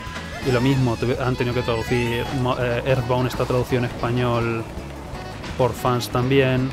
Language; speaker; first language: Spanish; native; Spanish